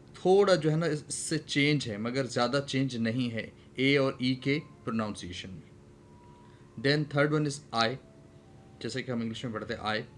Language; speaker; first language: Urdu; non-native, local second language; Sindhi